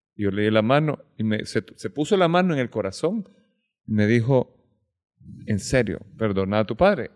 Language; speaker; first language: Spanish; native; Spanish